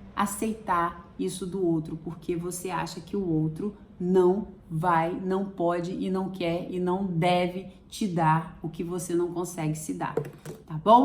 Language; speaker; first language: Portuguese; native; Portuguese